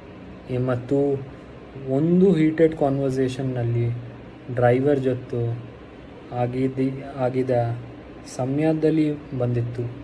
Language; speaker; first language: Kannada; non-native, local second language; Hindi